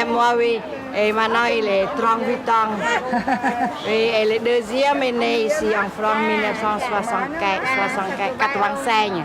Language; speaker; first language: French; non-native, learner; Khmer